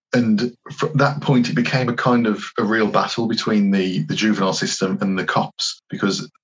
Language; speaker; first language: English; native; English